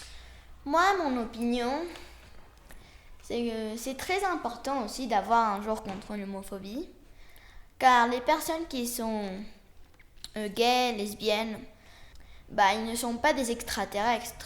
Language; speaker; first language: French; non-native, fluent; Spanish